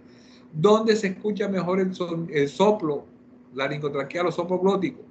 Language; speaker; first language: Spanish; native; Spanish